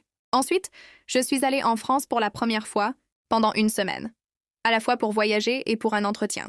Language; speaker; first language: French; non-native, fluent; Korean